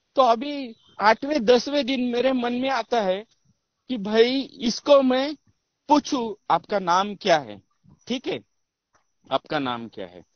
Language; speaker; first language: Hindi; non-native, local second language; Marathi